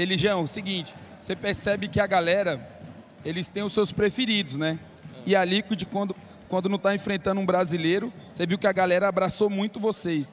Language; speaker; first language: Portuguese; native; Portuguese